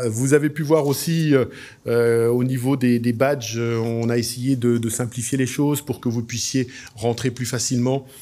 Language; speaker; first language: French; native; French